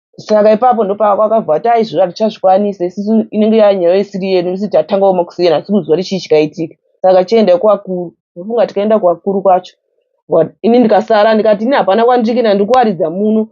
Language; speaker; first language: Shona; native; Shona